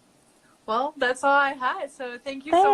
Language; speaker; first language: English; native; English